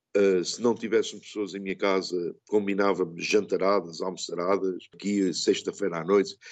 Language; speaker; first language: Portuguese; early bilingual, heritage; Portuguese